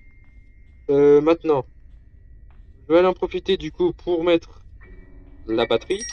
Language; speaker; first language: French; native; French